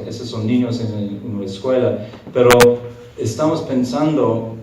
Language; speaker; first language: Spanish; non-native, fluent; English